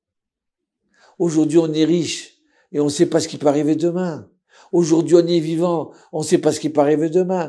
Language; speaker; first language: French; native; French